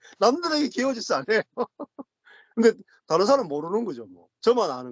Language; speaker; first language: Korean; native; Korean